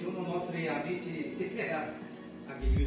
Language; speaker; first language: Italian; non-native, learner; Bangla